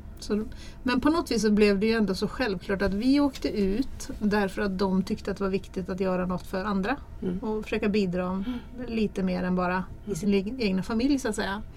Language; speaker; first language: Swedish; early bilingual, other home language; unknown